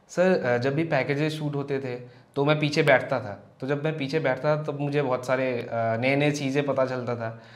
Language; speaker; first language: Hindi; non-native, local second language; Assamese